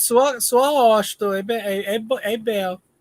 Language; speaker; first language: Portuguese; non-native, learner; English